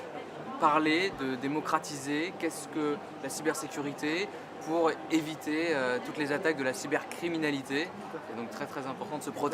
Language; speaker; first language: French; native; French